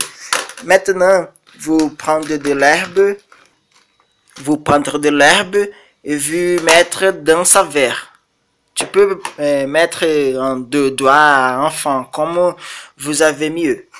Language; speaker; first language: French; non-native, learner; Portuguese